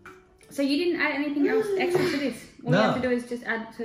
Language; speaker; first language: English; native; English